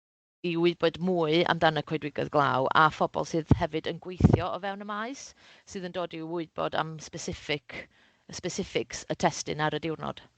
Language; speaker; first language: Welsh; native; Welsh